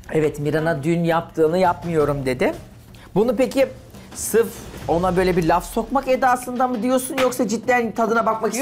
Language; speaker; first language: Turkish; native; Turkish